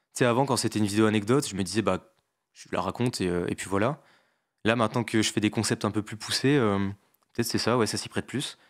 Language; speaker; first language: French; native; French